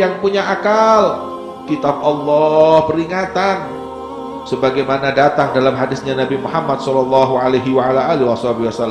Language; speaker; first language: Indonesian; native; Indonesian